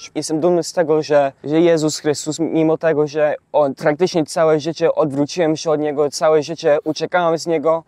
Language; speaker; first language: Polish; early bilingual, heritage; English